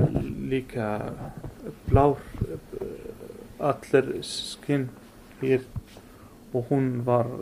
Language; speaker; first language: Icelandic; non-native, learner; Arabic